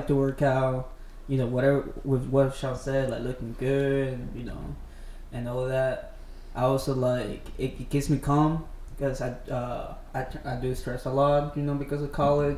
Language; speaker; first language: English; non-native, fluent; Spanish